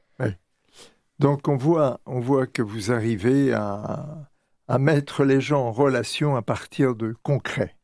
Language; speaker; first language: French; native; French